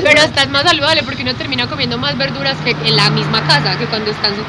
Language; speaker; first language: Spanish; native; Spanish